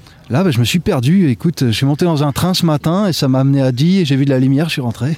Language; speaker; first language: French; native; French